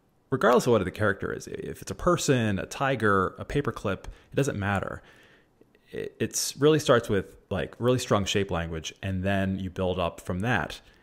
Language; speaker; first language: English; early bilingual, other home language; Italian